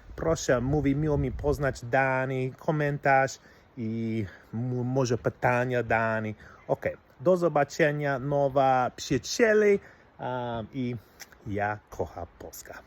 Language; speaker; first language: Polish; non-native, learner; English